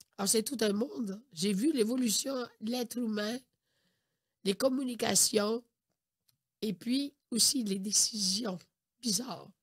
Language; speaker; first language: French; non-native, fluent; Italian